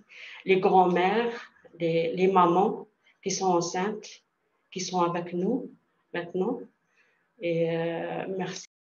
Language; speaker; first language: French; non-native, learner; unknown